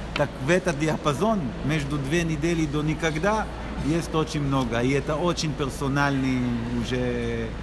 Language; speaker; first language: Russian; non-native, learner; Hebrew